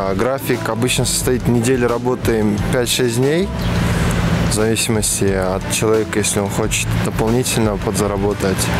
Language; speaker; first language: Russian; non-native, local second language; Kyrgyz